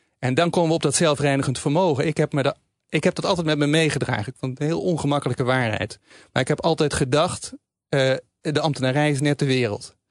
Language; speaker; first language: Dutch; native; Dutch